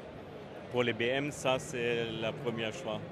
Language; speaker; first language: French; non-native, fluent; German